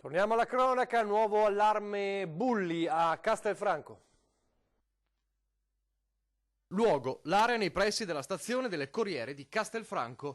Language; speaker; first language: Italian; native; Italian